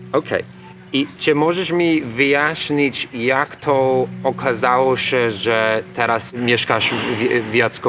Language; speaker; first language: Polish; non-native, learner; English